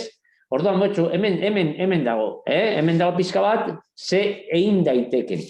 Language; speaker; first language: Basque; native; Basque